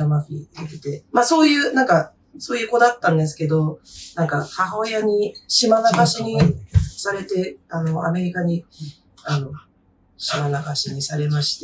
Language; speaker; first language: Japanese; native; Japanese